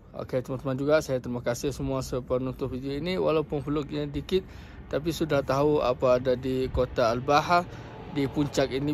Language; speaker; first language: Indonesian; non-native, fluent; Arabic